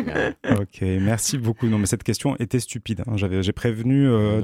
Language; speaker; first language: French; native; French